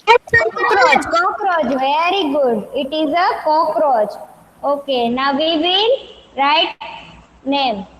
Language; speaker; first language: English; non-native, local second language; Hindi